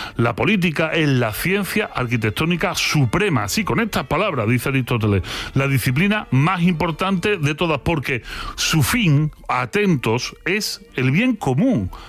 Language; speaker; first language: Spanish; native; Spanish